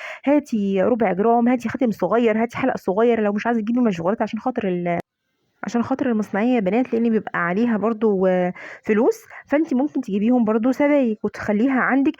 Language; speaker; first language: Arabic; native; Arabic